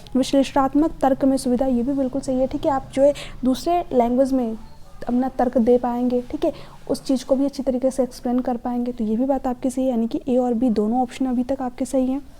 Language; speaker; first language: Hindi; native; Hindi